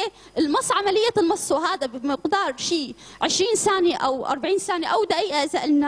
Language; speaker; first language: Arabic; native; Arabic